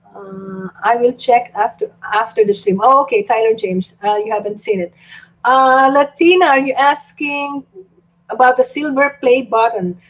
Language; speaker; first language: English; non-native, local second language; Filipino